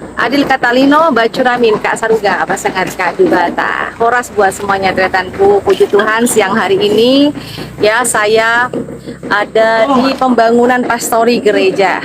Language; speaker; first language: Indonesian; non-native, local second language; Madurese